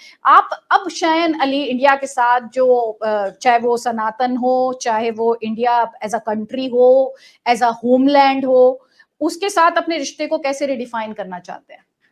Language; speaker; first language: Hindi; native; Hindi